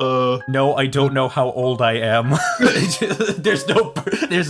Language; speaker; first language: English; native; English